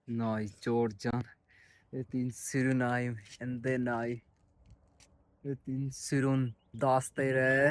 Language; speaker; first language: Armenian; non-native, learner; Hindi